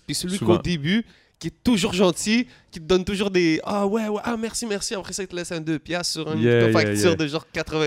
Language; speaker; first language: French; native; French